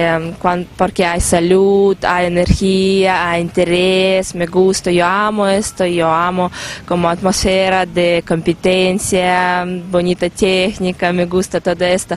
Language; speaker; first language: Spanish; non-native, learner; Russian